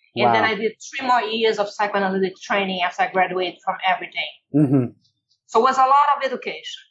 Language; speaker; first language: English; non-native, fluent; Portuguese